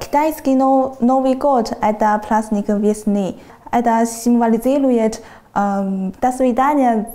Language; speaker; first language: Russian; non-native, learner; Chinese